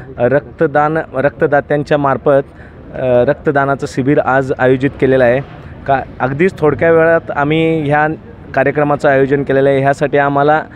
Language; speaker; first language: Marathi; native; Marathi